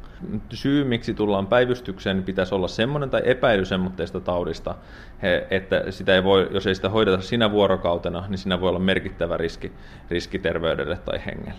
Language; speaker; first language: Finnish; native; Finnish